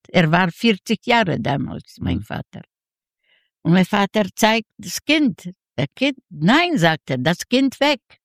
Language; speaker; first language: German; non-native, learner; Yiddish